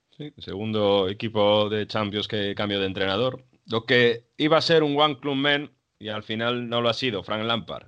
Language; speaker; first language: Spanish; native; Spanish